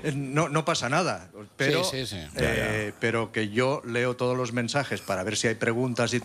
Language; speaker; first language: Spanish; native; Spanish